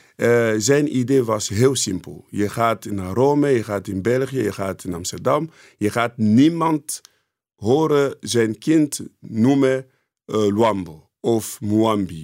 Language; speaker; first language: Dutch; non-native, fluent; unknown